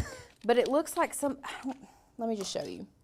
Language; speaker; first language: English; native; English